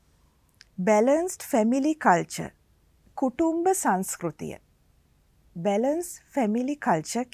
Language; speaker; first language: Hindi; non-native, learner; Sinhala